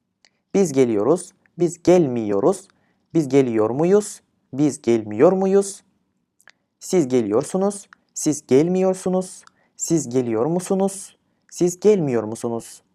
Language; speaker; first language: Turkish; non-native, fluent; Kyrgyz